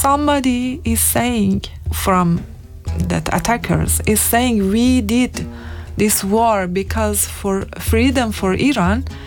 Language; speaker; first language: English; non-native, learner; Persian